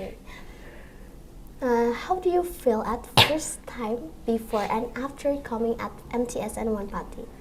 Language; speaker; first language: English; non-native, learner; Indonesian